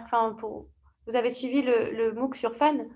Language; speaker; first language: French; native; French